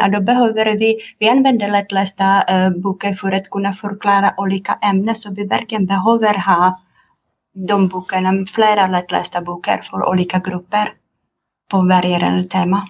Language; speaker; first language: Swedish; non-native, fluent; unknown